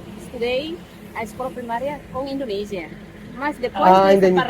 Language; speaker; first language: Portuguese; non-native, learner; Tetum